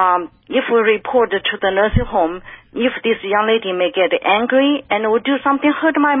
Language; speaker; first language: English; non-native, fluent; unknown